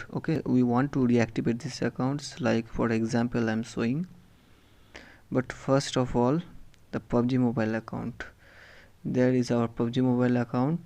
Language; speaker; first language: English; non-native, local second language; Hindi